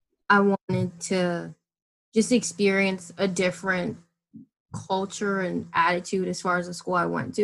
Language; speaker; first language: English; native; English